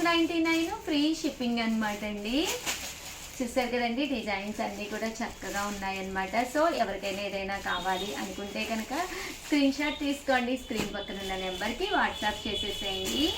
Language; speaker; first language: Telugu; native; Telugu